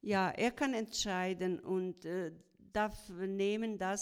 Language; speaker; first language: German; non-native, fluent; Croatian